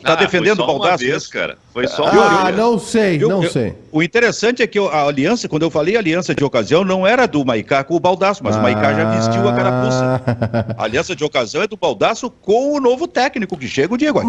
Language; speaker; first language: Portuguese; native; Portuguese